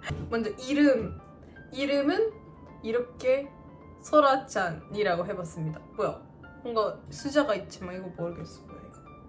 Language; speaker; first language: Korean; non-native, fluent; Japanese